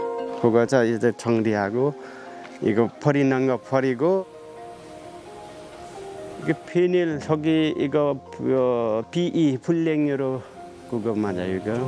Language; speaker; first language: Korean; non-native, learner; Nepali